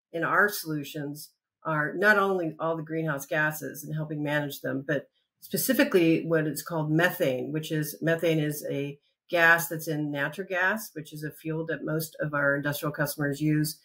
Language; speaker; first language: English; native; English